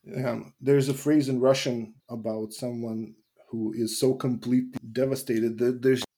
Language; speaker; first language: English; non-native, fluent; Russian